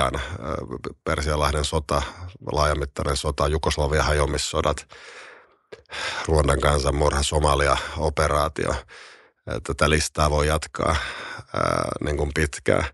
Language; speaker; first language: Finnish; native; Finnish